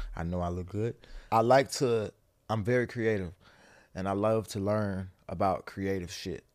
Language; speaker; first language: English; native; English